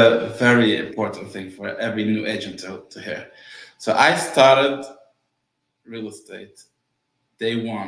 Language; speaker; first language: English; early bilingual, other home language; Yiddish